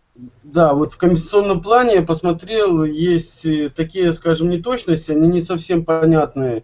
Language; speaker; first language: Russian; native; Russian